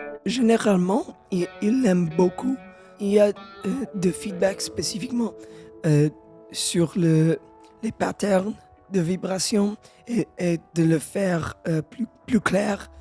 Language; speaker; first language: French; non-native, learner; English